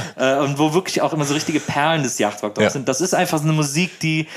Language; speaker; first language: German; native; German